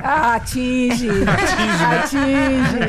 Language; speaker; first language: Portuguese; native; Portuguese